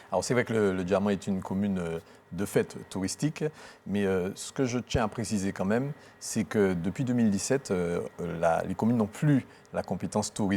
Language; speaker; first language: French; native; French